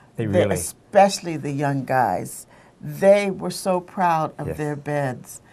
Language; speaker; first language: English; native; English